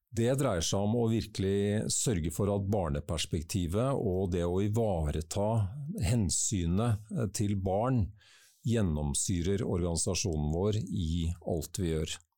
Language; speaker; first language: Norwegian; native; Norwegian